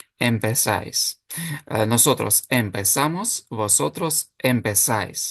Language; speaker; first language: Spanish; non-native, fluent; Ukrainian